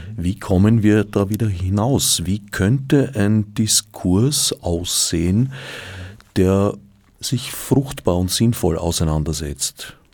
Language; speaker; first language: German; native; German